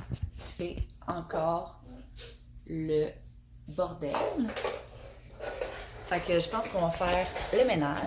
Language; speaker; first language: French; native; French